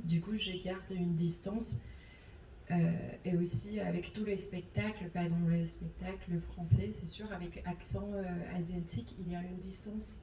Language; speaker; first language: French; non-native, fluent; Chinese